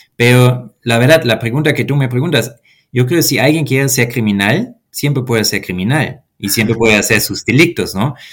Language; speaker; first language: Spanish; non-native, fluent; German